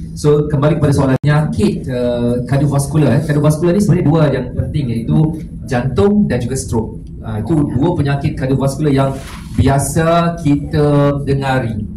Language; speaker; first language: Malay; native; Malay